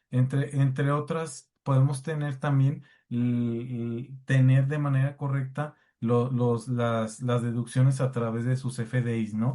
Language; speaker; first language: Spanish; native; Spanish